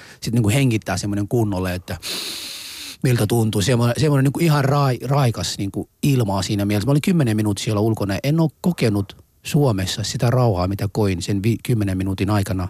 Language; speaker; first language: Finnish; non-native, fluent; Somali